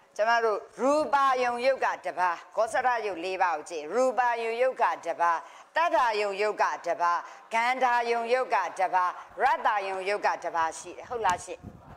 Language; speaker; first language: Burmese; native; Burmese